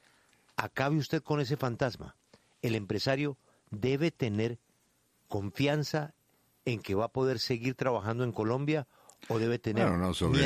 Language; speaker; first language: Spanish; native; Spanish